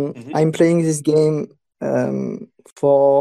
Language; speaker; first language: English; non-native, fluent; French